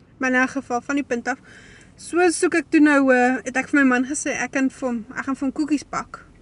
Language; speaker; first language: Afrikaans; native; Afrikaans